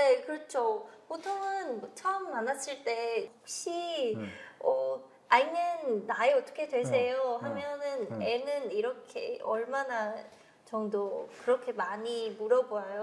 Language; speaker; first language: Korean; non-native, fluent; Vietnamese